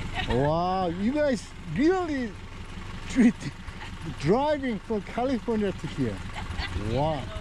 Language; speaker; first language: English; non-native, local second language; Korean